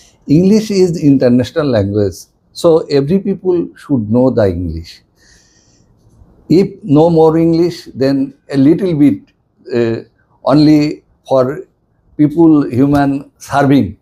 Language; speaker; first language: English; non-native, learner; Bangla